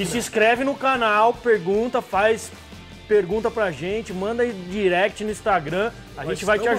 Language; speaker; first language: Portuguese; native; Portuguese